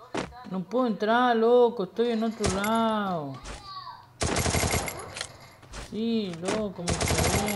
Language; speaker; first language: Spanish; native; Spanish